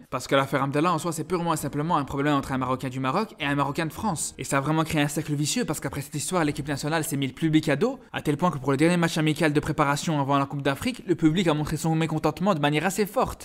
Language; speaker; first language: French; native; French